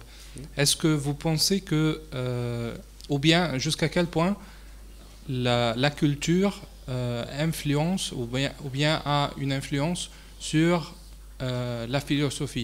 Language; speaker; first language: French; non-native, fluent; Arabic